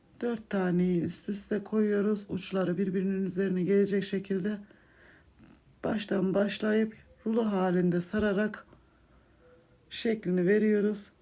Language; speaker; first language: Turkish; native; Turkish